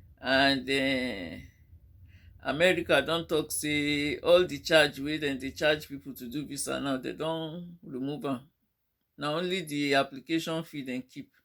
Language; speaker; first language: Nigerian Pidgin; non-native, local second language; Yoruba